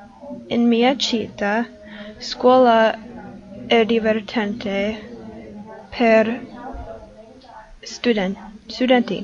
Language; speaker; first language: Italian; non-native, learner; English